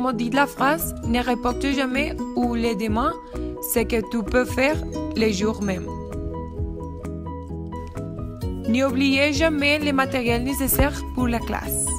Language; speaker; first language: French; non-native, learner; Spanish